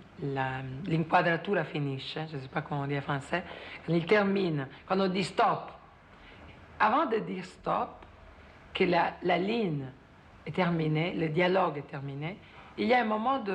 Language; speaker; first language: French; non-native, fluent; Italian